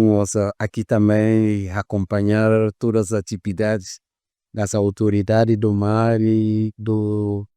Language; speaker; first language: Portuguese; non-native, fluent; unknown